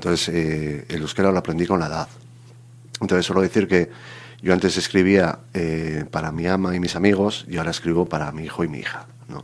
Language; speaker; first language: Spanish; native; Spanish